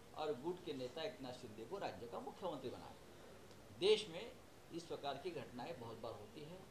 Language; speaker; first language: Hindi; non-native, local second language; Marathi